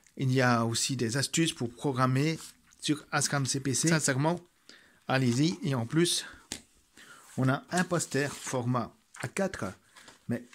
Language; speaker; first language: French; native; French